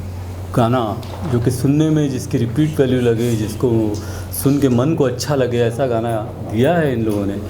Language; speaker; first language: Hindi; native; Hindi